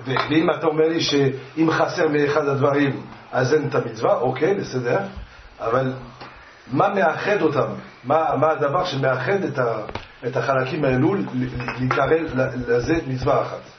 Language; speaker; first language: Hebrew; non-native, fluent; French